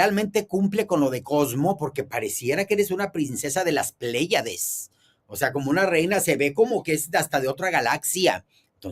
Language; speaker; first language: Spanish; native; Spanish